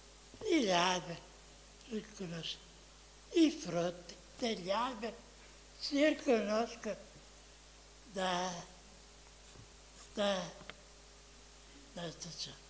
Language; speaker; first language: Italian; non-native, fluent; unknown